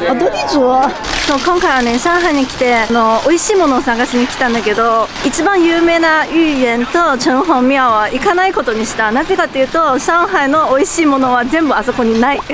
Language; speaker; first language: Japanese; non-native, fluent; Chinese